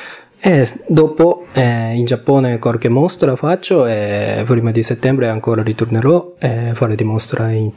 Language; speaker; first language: Italian; non-native, learner; Japanese